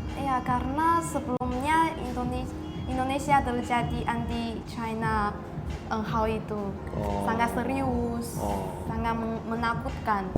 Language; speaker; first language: Indonesian; non-native, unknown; Chinese